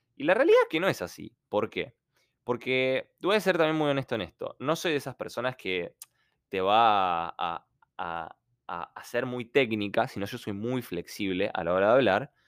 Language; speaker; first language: Spanish; non-native, fluent; Ukrainian